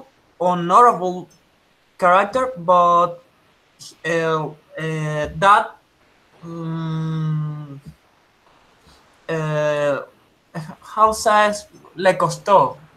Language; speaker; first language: English; non-native, learner; Spanish